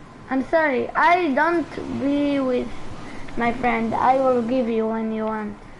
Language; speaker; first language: English; non-native, learner; Hebrew